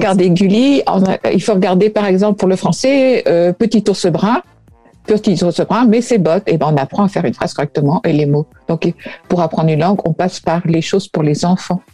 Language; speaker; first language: French; native; French